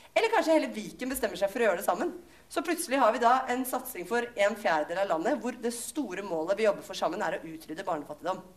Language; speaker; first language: Norwegian; native; Norwegian